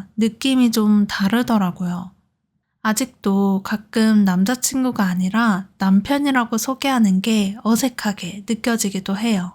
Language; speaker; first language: Korean; native; Korean